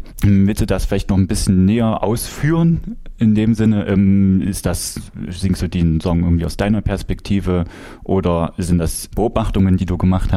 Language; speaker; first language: German; native; German